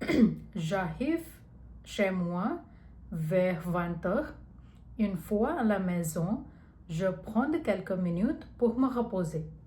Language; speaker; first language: French; non-native, learner; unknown